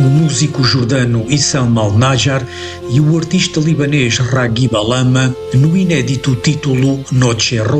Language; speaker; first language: Portuguese; native; Portuguese